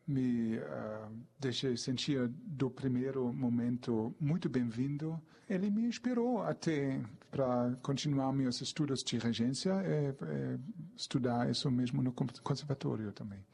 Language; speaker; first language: Portuguese; non-native, fluent; German